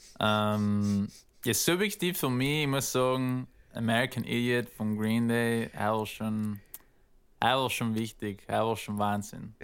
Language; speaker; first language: German; native; German